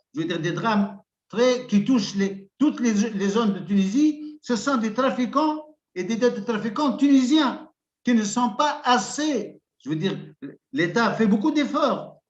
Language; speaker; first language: French; non-native, local second language; Arabic